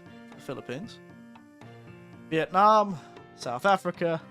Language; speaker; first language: English; native; English